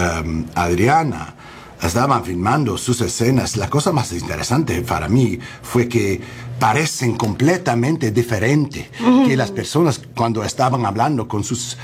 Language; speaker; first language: Spanish; non-native, learner; English